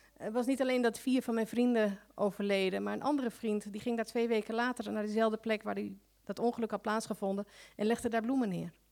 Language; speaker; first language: Dutch; native; Dutch